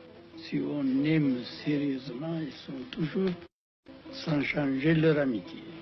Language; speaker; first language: French; non-native, fluent; Amharic